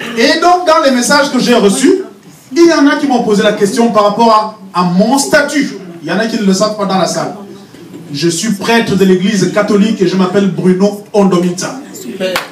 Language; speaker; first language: French; non-native, local second language; Fang